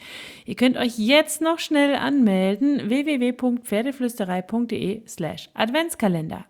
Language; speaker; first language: German; native; German